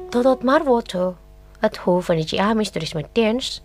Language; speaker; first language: Dutch; non-native, fluent; Indonesian